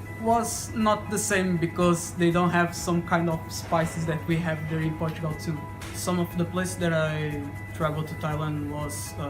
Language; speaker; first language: English; non-native, learner; Portuguese